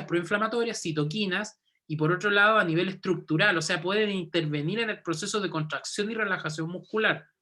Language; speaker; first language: Spanish; native; Spanish